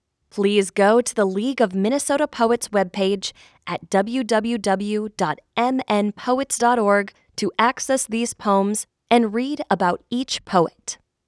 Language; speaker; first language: English; native; English